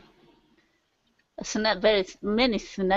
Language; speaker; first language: English; non-native, learner; Japanese